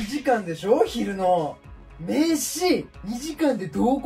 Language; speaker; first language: Japanese; native; Japanese